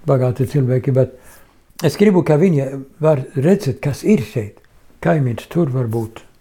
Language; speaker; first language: Latvian; non-native, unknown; Swedish